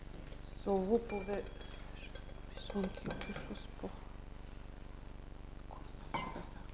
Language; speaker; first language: French; non-native, learner; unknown